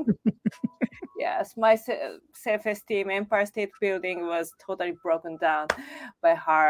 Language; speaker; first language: English; non-native, fluent; Japanese